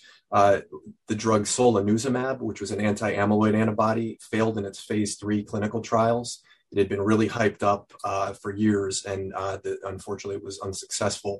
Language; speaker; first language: English; native; English